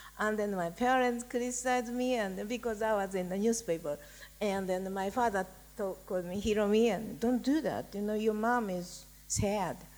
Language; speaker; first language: English; non-native, fluent; Japanese